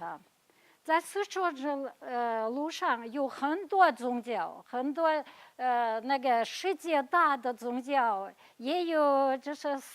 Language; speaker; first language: Chinese; non-native, fluent; Kazakh